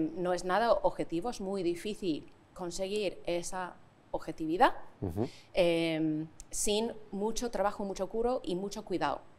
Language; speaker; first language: Spanish; non-native, fluent; English